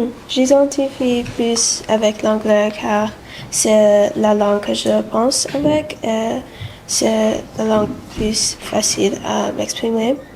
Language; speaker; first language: French; non-native, local second language; Chinese